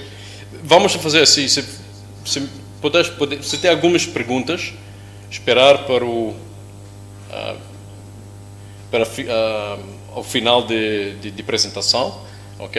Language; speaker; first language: Portuguese; non-native, learner; English